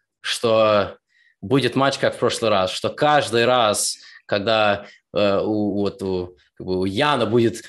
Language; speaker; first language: Russian; early bilingual, heritage; Russian